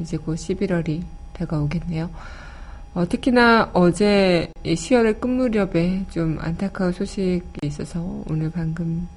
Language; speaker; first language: Korean; native; Korean